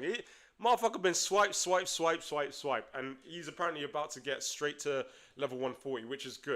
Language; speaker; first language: English; native; English